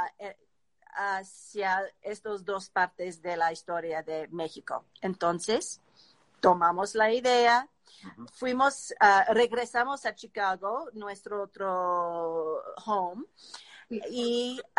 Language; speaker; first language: Spanish; non-native, learner; English